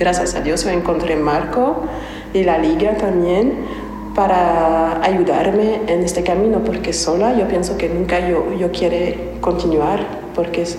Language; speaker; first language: Spanish; non-native, learner; French